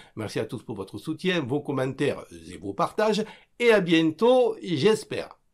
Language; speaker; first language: French; native; French